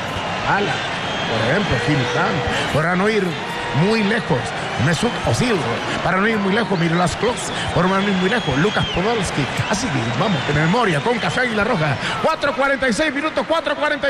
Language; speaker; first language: Spanish; native; Spanish